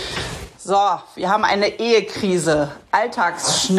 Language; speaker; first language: German; native; German